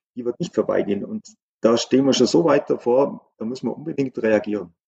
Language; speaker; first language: German; native; German